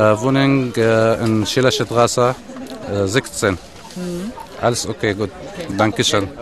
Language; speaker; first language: German; non-native, learner; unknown